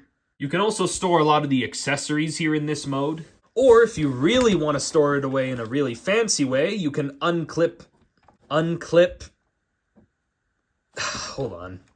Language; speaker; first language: English; native; English